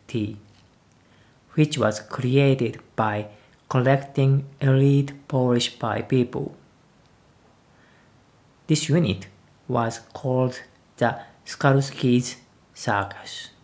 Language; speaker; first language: English; non-native, learner; Japanese